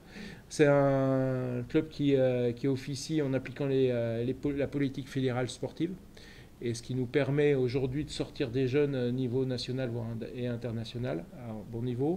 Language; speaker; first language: French; native; French